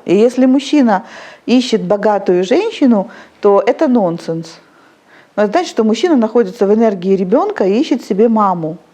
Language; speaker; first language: Russian; native; Russian